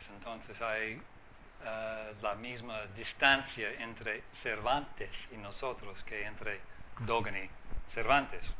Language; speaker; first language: Spanish; non-native, fluent; English